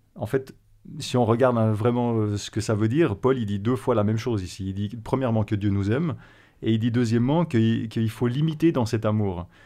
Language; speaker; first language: French; native; French